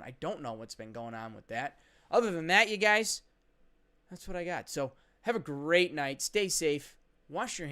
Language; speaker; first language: English; native; English